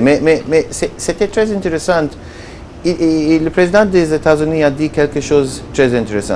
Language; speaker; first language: French; non-native, learner; Hebrew